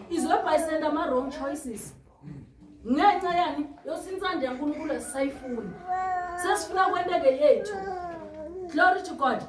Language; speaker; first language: Zulu; non-native, local second language; Swati